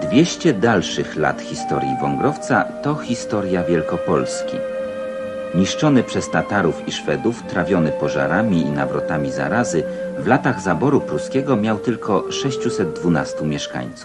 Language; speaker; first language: Polish; native; Polish